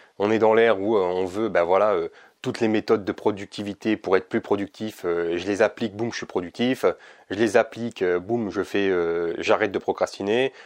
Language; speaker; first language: French; native; French